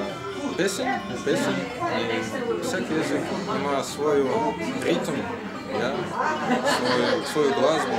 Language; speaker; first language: Slovenian; non-native, learner; Russian